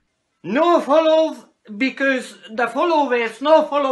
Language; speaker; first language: English; non-native, learner; Hungarian